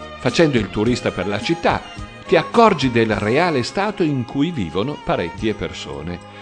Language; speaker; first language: Italian; native; Italian